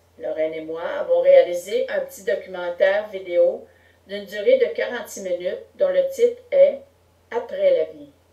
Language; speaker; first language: French; native; French